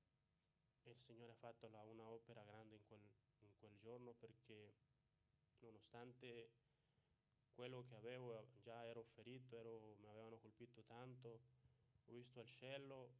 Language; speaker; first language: Italian; non-native, fluent; Spanish